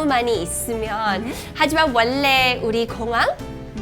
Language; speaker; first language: Korean; non-native, fluent; English